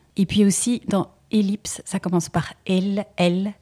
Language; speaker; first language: French; native; French